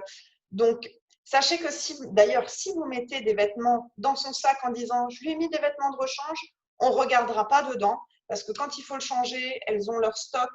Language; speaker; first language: French; native; French